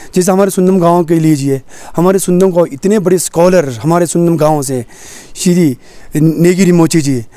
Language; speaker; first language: Hindi; native; Hindi